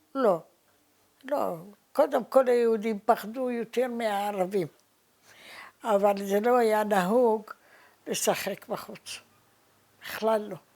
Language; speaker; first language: Hebrew; early bilingual, other home language; Arabic